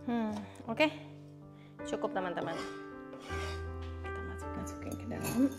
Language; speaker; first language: Indonesian; native; Indonesian